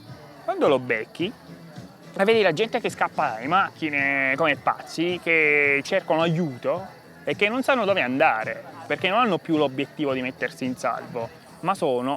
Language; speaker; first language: Italian; native; Italian